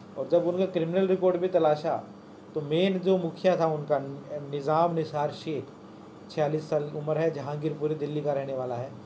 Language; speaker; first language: Hindi; non-native, local second language; Marathi